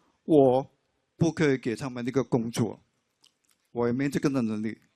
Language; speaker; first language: Chinese; non-native, local second language; English